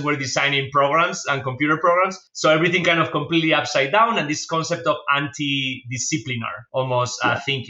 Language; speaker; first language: English; non-native, fluent; Spanish